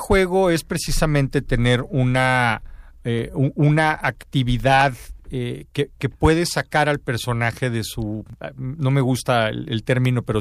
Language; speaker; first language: Spanish; native; Spanish